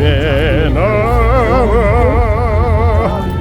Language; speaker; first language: Korean; native; Korean